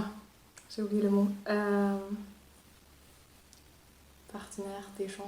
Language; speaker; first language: French; non-native, fluent; German